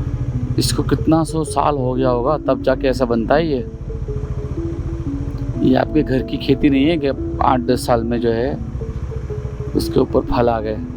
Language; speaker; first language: Hindi; native; Hindi